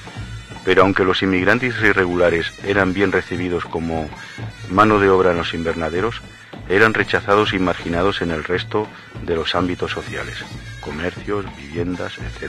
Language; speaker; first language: Spanish; native; Spanish